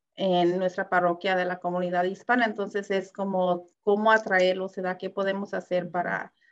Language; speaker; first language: Spanish; early bilingual, heritage; Spanish